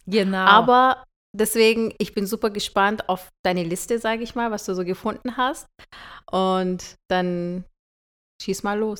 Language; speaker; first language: German; early bilingual, other home language; Turkish